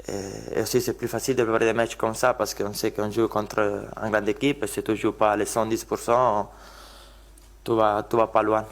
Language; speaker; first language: French; non-native, learner; Italian